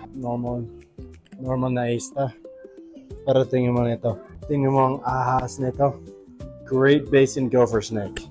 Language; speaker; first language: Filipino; non-native, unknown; English